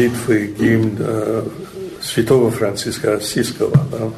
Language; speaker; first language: Russian; non-native, learner; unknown